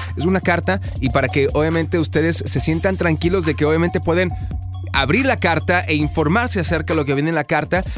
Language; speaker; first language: Spanish; native; Spanish